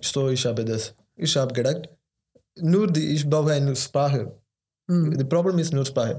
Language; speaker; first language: German; non-native, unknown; Malayalam